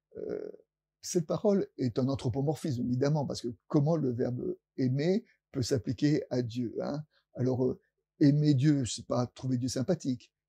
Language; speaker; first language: French; native; French